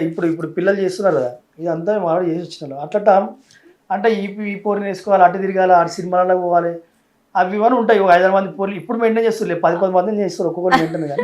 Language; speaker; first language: Telugu; native; Telugu